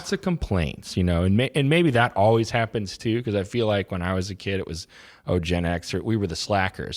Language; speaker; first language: English; native; English